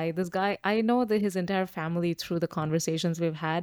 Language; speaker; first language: English; non-native, local second language; Bangla